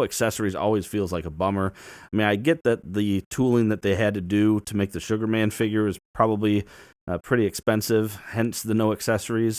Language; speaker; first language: English; native; English